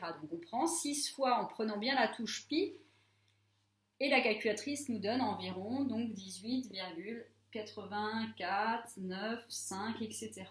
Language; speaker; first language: French; native; French